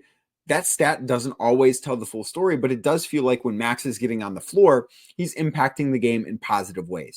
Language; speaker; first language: English; native; English